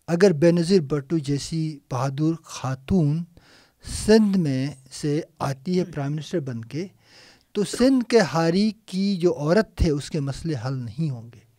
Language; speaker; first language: Urdu; non-native, local second language; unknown